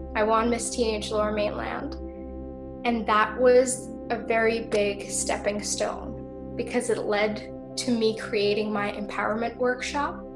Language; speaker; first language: English; native; English